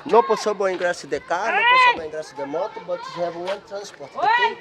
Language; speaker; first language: Portuguese; non-native, learner; English